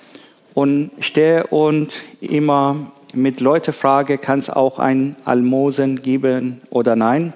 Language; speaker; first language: German; non-native, learner; Persian